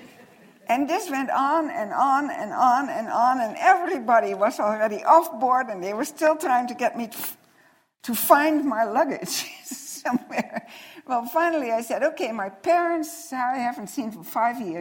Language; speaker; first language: English; non-native, fluent; Dutch